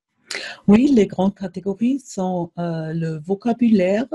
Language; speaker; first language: French; non-native, fluent; German